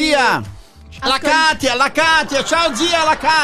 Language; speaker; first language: Italian; native; Italian